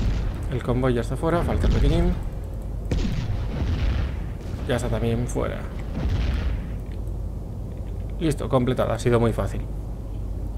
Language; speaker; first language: Spanish; native; Spanish